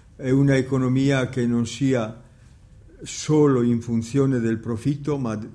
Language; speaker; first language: Italian; native; Italian